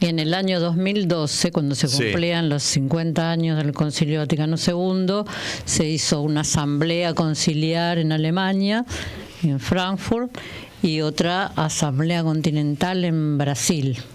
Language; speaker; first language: Spanish; native; Spanish